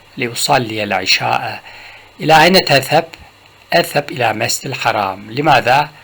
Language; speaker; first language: Arabic; non-native, fluent; Turkish